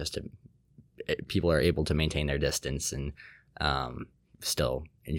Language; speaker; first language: English; native; English